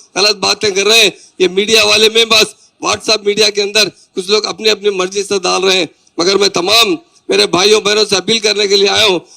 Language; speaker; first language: Hindi; non-native, local second language; Urdu